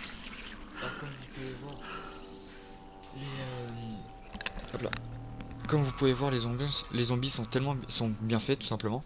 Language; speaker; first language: French; native; French